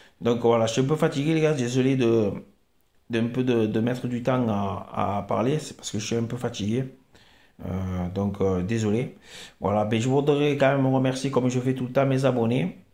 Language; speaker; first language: French; native; French